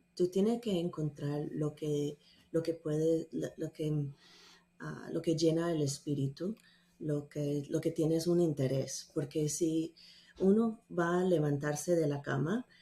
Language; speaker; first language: Spanish; non-native, fluent; English